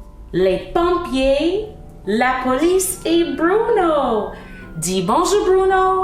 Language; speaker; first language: French; non-native, fluent; English